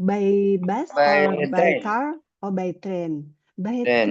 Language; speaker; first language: English; non-native, learner; Indonesian